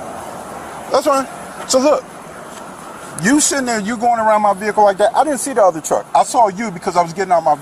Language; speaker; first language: English; native; English